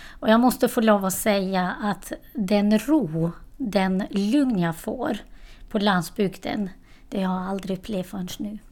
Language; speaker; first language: Swedish; non-native, fluent; Albanian